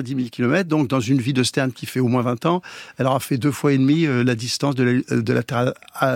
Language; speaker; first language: French; native; French